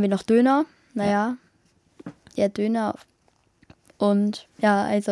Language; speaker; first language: German; early bilingual, other home language; Kurdish